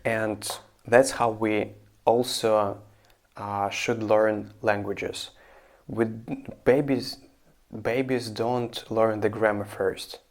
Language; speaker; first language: English; non-native, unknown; Russian